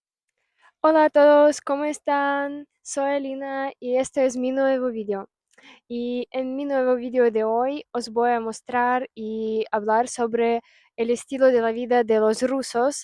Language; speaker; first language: Spanish; non-native, fluent; Russian